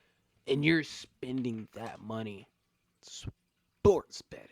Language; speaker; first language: English; native; English